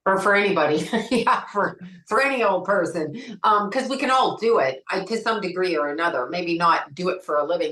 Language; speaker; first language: English; native; English